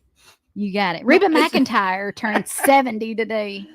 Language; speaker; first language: English; native; English